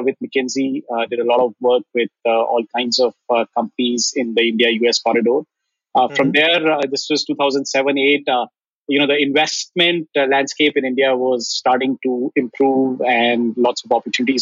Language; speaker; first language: English; non-native, local second language; Hindi